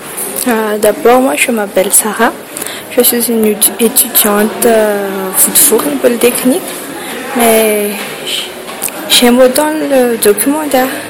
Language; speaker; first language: French; non-native, learner; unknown